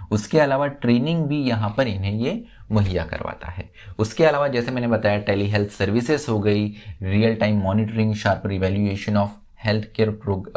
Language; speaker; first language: Hindi; native; Hindi